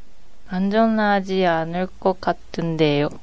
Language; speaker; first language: Korean; non-native, learner; Japanese